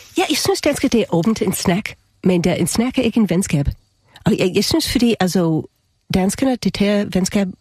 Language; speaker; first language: Danish; non-native, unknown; English